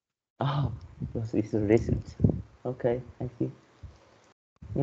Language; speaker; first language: English; non-native, learner; Vietnamese